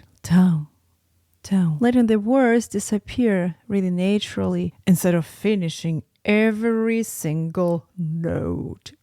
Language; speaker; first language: English; non-native, fluent; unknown